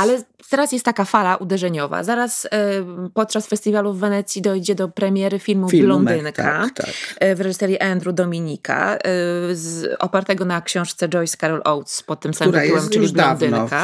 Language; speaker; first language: Polish; native; Polish